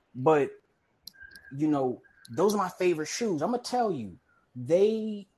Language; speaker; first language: English; native; English